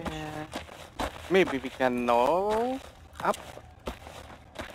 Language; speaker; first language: English; non-native, learner; Hungarian